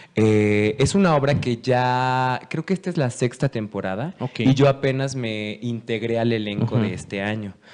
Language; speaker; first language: Spanish; native; Spanish